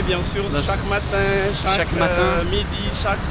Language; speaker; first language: French; non-native, local second language; Malagasy